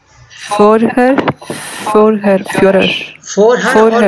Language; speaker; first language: English; non-native, local second language; Hindi